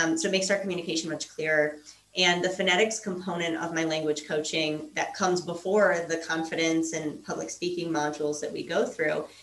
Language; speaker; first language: English; native; English